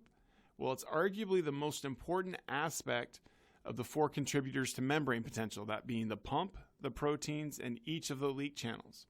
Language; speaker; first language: English; native; English